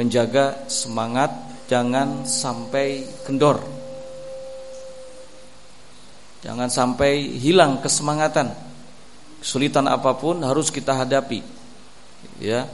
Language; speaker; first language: Indonesian; native; Indonesian